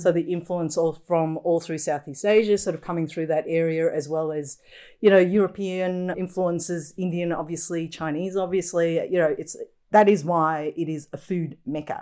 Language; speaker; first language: English; native; English